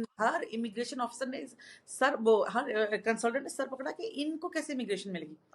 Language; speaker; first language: Urdu; native; Urdu